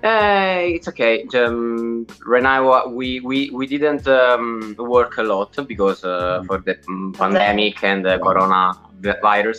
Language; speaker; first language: English; non-native, learner; Italian